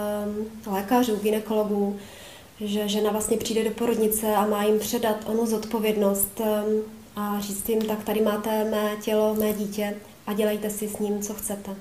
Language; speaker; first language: Czech; native; Czech